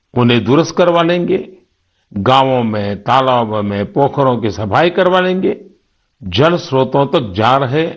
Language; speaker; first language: Hindi; non-native, local second language; Gujarati